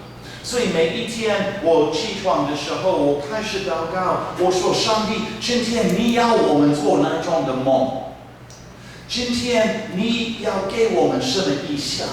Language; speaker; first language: Chinese; non-native, fluent; English